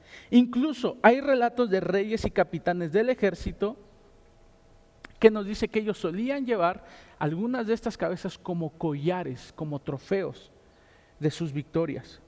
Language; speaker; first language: Spanish; native; Spanish